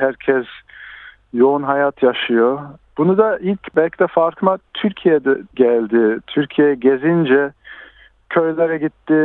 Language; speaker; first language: Turkish; early bilingual, heritage; Turkish